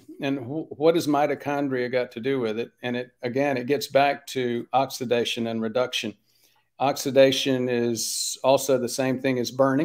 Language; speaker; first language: English; native; English